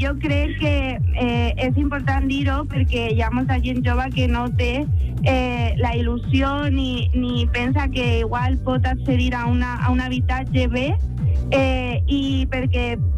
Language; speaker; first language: Catalan; non-native, local second language; Spanish